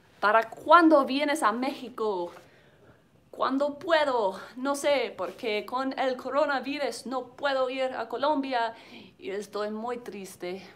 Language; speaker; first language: Spanish; non-native, learner; English